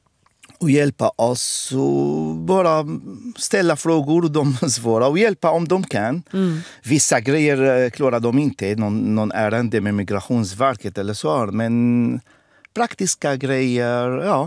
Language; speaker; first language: Swedish; non-native, fluent; Arabic